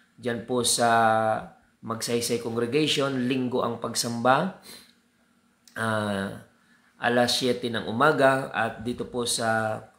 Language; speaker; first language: Filipino; native; Filipino